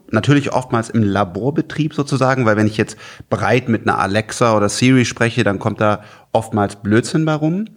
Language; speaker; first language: German; native; German